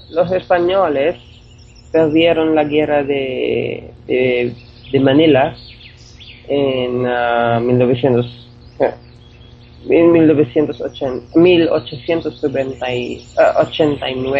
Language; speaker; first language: Spanish; non-native, fluent; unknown